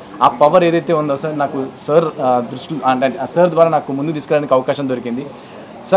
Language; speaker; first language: Telugu; native; Telugu